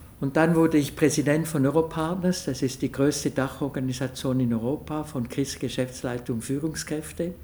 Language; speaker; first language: German; non-native, local second language; French